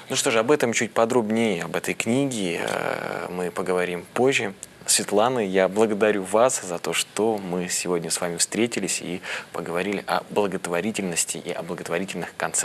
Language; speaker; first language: Russian; native; Russian